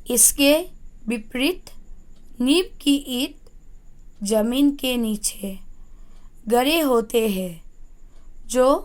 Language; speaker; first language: Hindi; non-native, local second language; Assamese